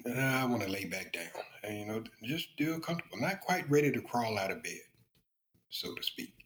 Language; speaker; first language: English; native; English